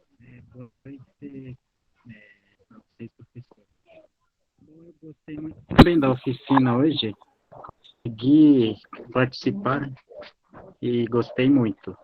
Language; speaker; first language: Portuguese; non-native, local second language; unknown